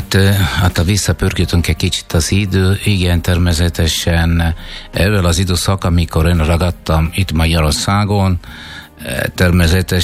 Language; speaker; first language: Hungarian; non-native, fluent; Italian